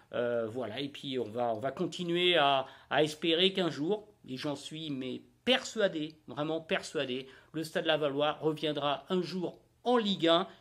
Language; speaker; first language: French; native; French